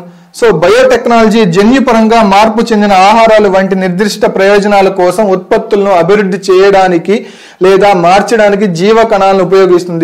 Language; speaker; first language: Telugu; native; Telugu